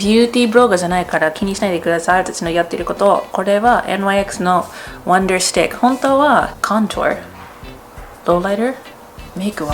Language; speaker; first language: Japanese; non-native, fluent; English